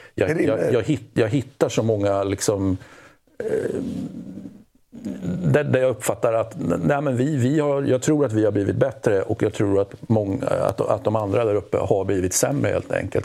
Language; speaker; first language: Swedish; native; Swedish